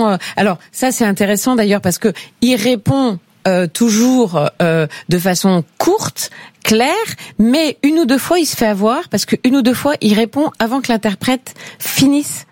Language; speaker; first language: French; native; French